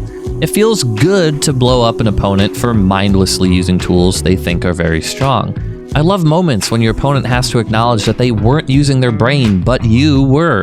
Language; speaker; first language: English; native; English